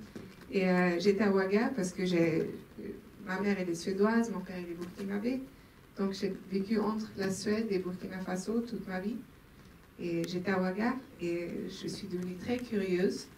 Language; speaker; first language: French; non-native, local second language; Swedish